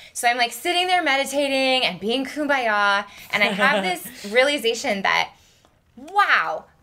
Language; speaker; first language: English; native; English